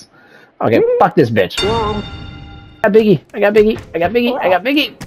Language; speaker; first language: English; native; English